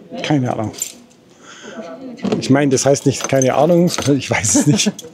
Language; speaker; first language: German; native; German